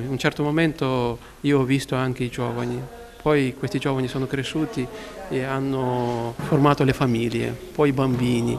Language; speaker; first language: Italian; non-native, fluent; Ukrainian